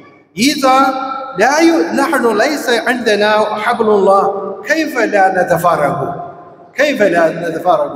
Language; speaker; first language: Arabic; non-native, fluent; Chinese